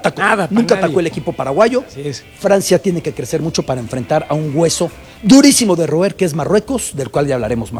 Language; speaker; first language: Spanish; native; Spanish